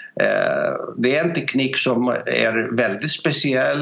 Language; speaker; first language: Swedish; non-native, fluent; Greek